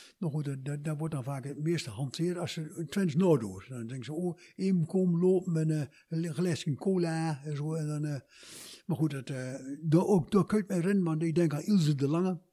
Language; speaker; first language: Dutch; native; Dutch